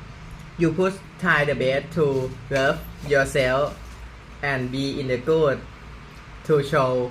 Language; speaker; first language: English; non-native, learner; Thai